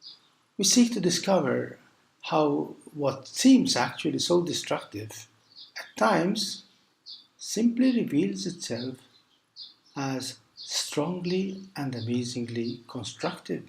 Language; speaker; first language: English; non-native, local second language; Maltese